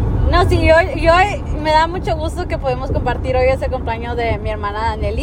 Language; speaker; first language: Spanish; early bilingual, heritage; Spanish